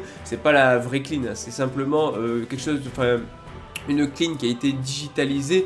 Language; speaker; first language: French; native; French